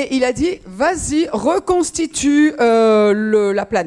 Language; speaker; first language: French; native; French